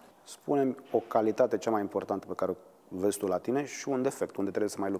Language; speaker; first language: Romanian; native; Romanian